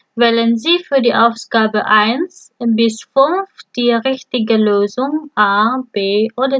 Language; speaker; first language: German; non-native, fluent; Indonesian